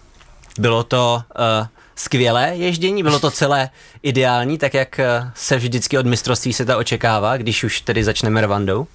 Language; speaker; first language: Czech; native; Czech